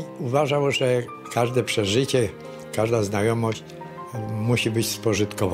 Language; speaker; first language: Polish; native; Polish